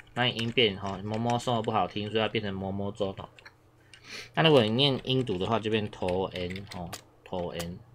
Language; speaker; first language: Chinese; native; Chinese